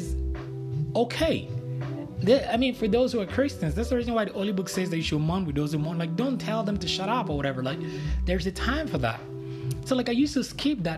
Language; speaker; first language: English; non-native, local second language; Yoruba